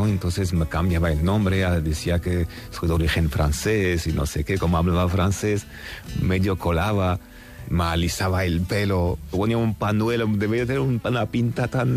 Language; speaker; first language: Spanish; non-native, fluent; Armenian